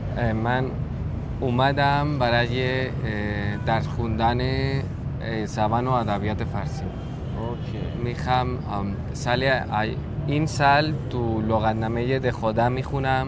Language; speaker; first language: Persian; non-native, learner; Spanish